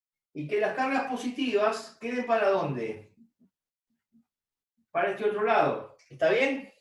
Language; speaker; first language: Spanish; native; Spanish